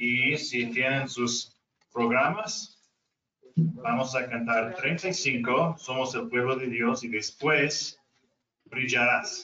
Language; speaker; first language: Spanish; non-native, fluent; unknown